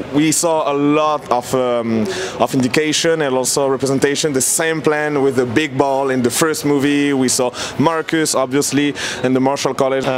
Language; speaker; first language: English; non-native, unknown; French